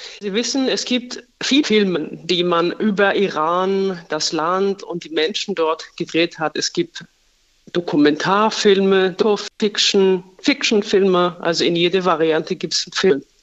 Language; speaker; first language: German; non-native, fluent; Persian